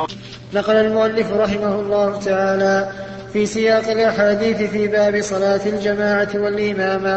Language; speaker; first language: Arabic; native; Arabic